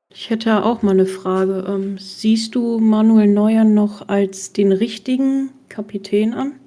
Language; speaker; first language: German; native; German